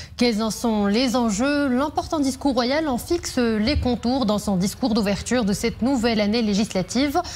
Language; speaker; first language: French; non-native, local second language; Arabic